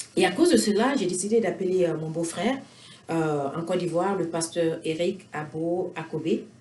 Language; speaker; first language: French; non-native, local second language; Bambara